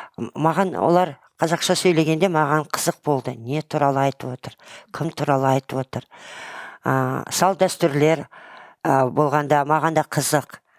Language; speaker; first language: Kazakh; non-native, local second language; Russian